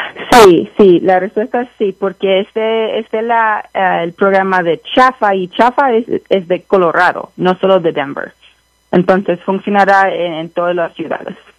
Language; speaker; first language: Spanish; early bilingual, heritage; Spanish